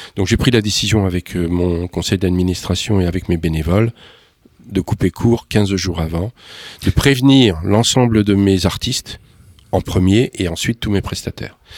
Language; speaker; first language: French; native; French